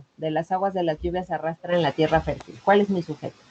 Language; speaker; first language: Spanish; native; Spanish